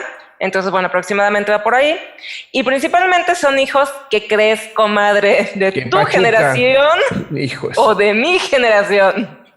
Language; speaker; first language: Spanish; native; Spanish